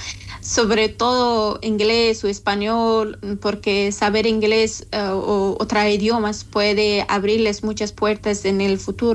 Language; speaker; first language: Spanish; non-native, learner; Persian